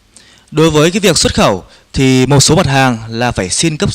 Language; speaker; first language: Vietnamese; native; Vietnamese